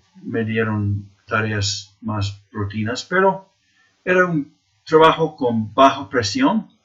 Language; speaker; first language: Spanish; non-native, fluent; English